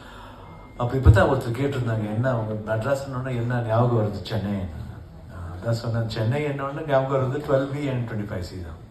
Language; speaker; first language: Tamil; non-native, local second language; Kannada